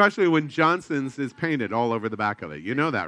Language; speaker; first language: English; native; English